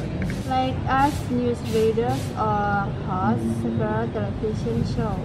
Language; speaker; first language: English; non-native, learner; Indonesian